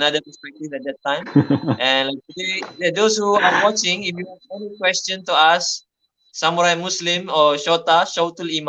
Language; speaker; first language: English; non-native, fluent; Malay